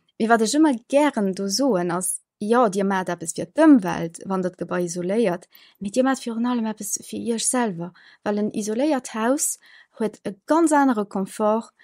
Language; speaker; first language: Luxembourgish; early bilingual, other home language; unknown